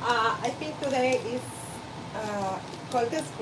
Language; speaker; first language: English; non-native, learner; Spanish